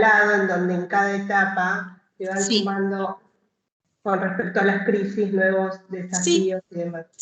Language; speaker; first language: Spanish; native; Spanish